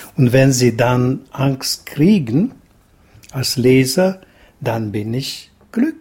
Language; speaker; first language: German; non-native, fluent; Hungarian